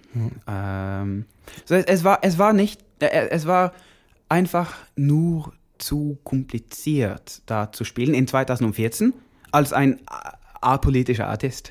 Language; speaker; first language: German; non-native, learner; Norwegian